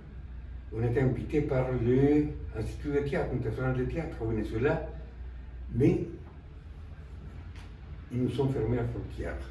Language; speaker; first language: French; non-native, fluent; Spanish